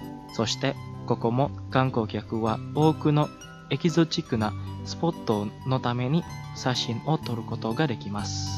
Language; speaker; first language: Japanese; non-native, fluent; Indonesian